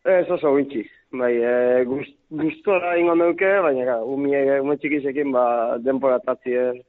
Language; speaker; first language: Basque; native; Basque